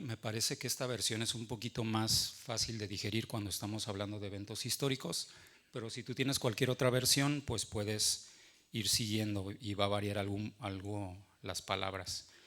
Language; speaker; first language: Spanish; native; Spanish